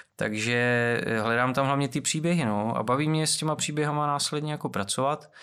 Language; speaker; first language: Czech; native; Czech